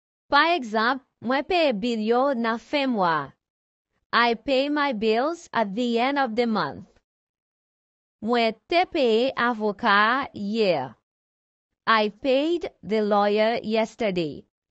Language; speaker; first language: English; non-native, fluent; Haitian Creole